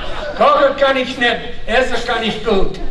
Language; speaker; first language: German; early bilingual, heritage; German